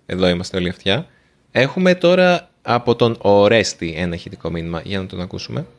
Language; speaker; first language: Greek; native; Greek